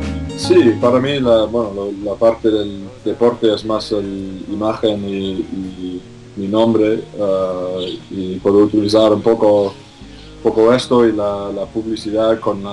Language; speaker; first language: Spanish; non-native, fluent; English